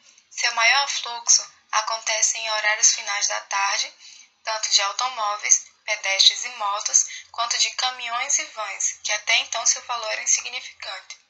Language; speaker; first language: Portuguese; native; Portuguese